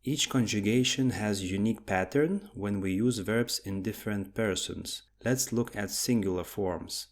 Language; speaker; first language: English; non-native, fluent; Lithuanian